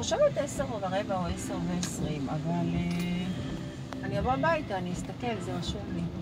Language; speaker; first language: Hebrew; native; Hebrew